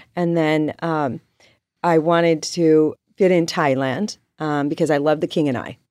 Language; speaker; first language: English; native; English